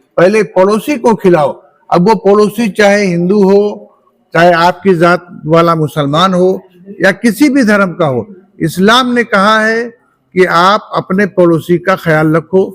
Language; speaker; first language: Urdu; native; Urdu